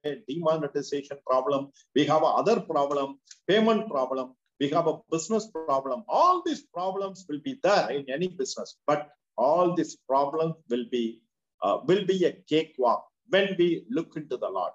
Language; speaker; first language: English; non-native, local second language; Tamil